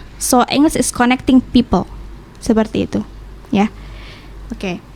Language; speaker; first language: English; non-native, learner; Indonesian